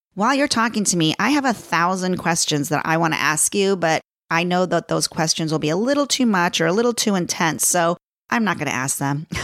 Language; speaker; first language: English; native; English